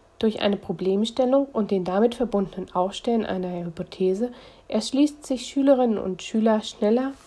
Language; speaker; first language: German; native; German